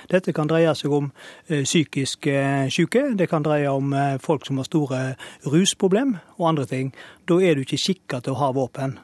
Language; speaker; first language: Norwegian; native; Norwegian